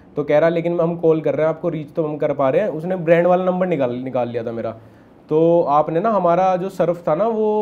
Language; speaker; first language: Hindi; native; Hindi